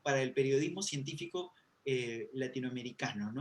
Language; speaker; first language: Spanish; native; Spanish